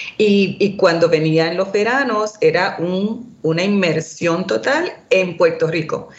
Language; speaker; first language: Spanish; early bilingual, heritage; Spanish